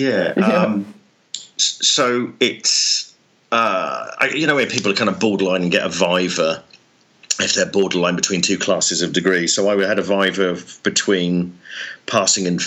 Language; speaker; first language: English; native; English